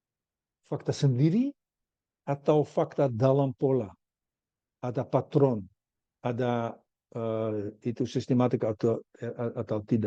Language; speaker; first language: Indonesian; non-native, learner; Dutch